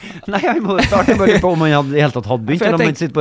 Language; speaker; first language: Norwegian; native; Norwegian